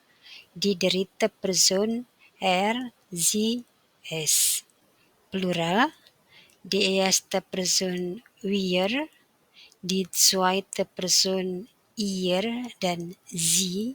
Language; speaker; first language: German; non-native, fluent; Indonesian